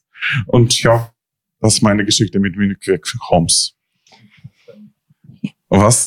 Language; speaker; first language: German; non-native, learner; Ukrainian